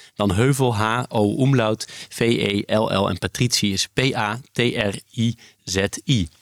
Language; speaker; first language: Dutch; non-native, fluent; Italian